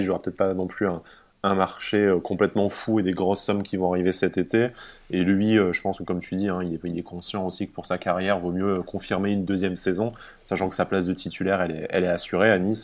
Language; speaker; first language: French; native; French